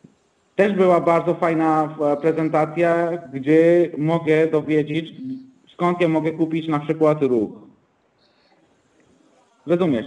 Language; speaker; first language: Polish; non-native, fluent; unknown